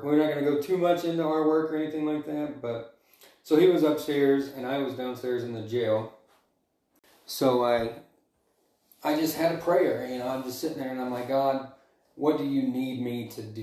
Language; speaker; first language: English; native; English